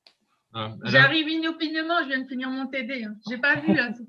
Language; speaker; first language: French; native; French